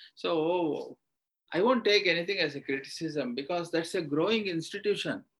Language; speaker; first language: English; non-native, local second language; Kannada